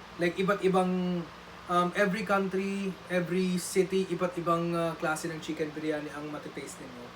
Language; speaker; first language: Filipino; early bilingual, other home language; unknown